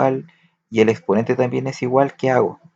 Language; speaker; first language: Spanish; native; Spanish